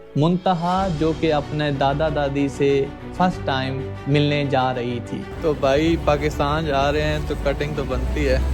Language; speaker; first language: Urdu; native; Urdu